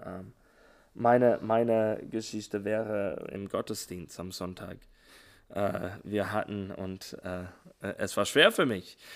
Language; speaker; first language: German; non-native, learner; English